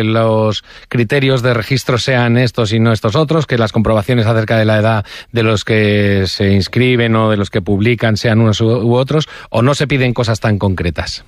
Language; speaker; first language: Spanish; native; Spanish